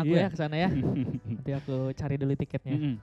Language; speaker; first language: Indonesian; native; Indonesian